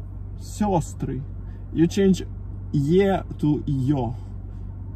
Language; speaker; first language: English; non-native, learner; Russian